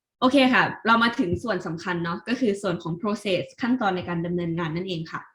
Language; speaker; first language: Thai; native; Thai